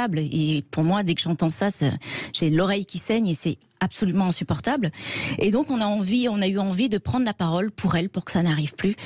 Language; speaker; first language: French; native; French